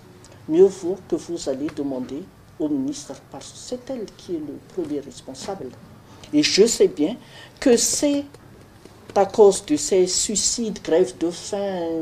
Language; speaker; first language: French; non-native, local second language; Malagasy